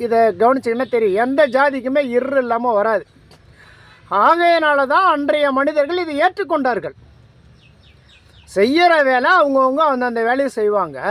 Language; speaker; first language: Tamil; native; Tamil